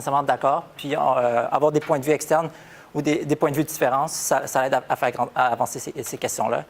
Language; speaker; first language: French; native; French